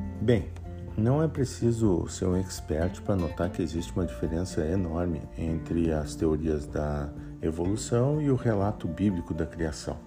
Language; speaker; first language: Portuguese; native; Portuguese